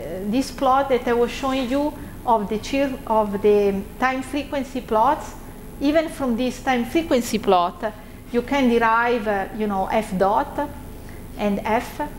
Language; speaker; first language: English; non-native, fluent; Italian